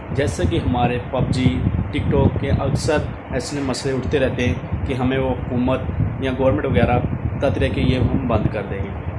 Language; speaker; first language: Urdu; non-native, local second language; Punjabi